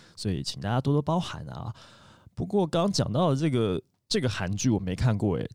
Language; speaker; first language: Chinese; native; Chinese